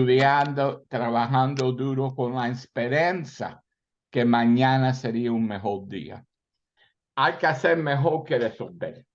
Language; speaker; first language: Spanish; early bilingual, heritage; Spanish